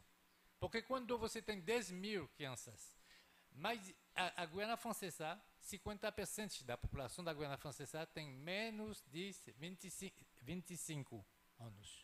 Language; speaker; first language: Portuguese; non-native, fluent; French